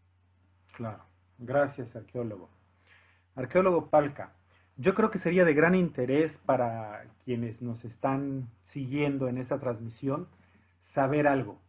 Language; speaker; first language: Spanish; native; Spanish